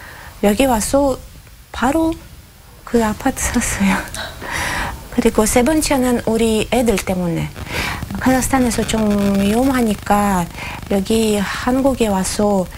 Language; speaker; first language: Korean; non-native, learner; Russian